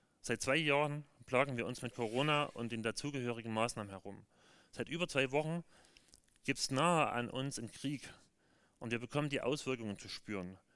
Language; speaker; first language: German; native; German